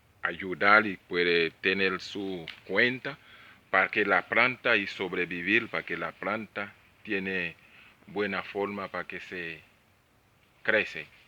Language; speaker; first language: Spanish; non-native, learner; Haitian Creole